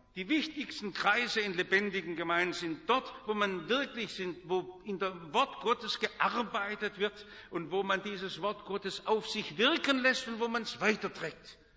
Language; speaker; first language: German; native; German